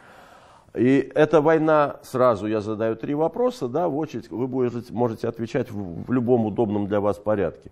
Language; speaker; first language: Russian; native; Russian